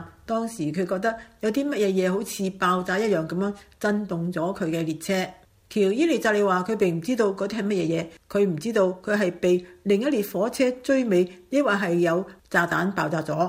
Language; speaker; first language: Chinese; non-native, local second language; Cantonese